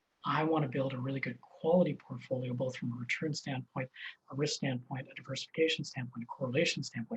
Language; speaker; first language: English; native; English